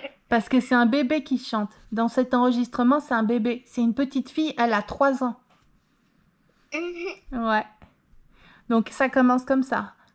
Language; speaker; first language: French; native; French